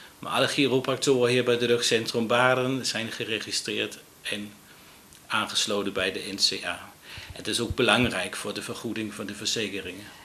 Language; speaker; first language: Dutch; non-native, fluent; Danish